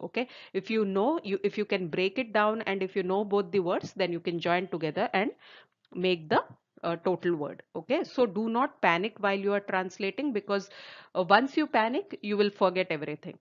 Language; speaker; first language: English; non-native, local second language; Telugu